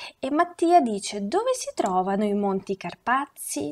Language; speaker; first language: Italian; non-native, fluent; Russian